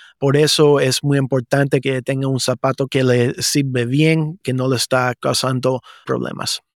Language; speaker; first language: Spanish; early bilingual, heritage; Spanish